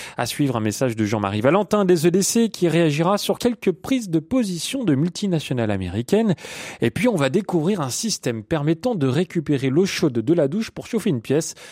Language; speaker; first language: French; native; French